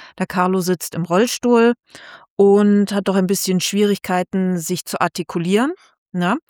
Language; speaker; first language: German; native; German